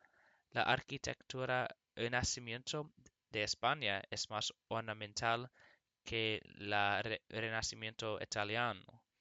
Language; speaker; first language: Spanish; non-native, learner; English